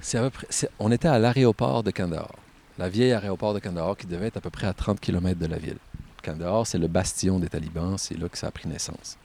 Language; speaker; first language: French; native; French